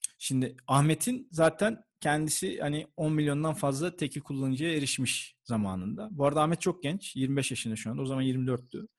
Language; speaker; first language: Turkish; native; Turkish